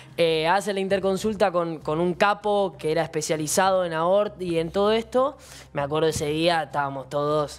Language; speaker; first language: Spanish; native; Spanish